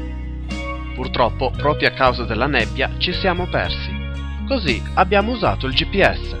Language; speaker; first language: Italian; native; Italian